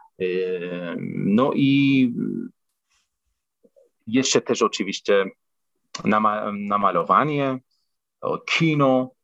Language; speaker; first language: Polish; non-native, fluent; Persian